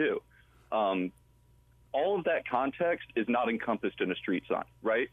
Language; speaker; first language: English; native; English